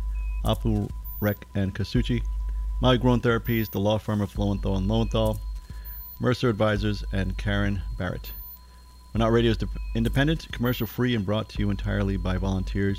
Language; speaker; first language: English; native; English